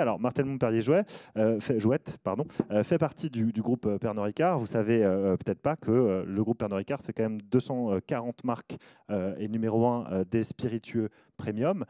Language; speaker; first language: French; native; French